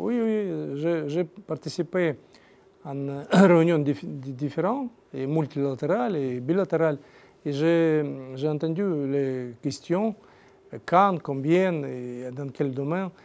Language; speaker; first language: French; non-native, learner; Russian